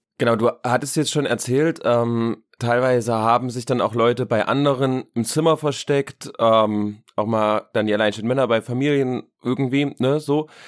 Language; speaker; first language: German; native; German